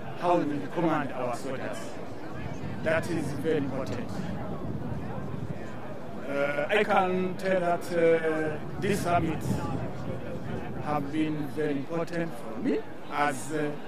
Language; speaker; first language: English; non-native, learner; Rundi